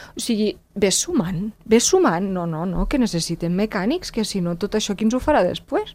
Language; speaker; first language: Catalan; native; Catalan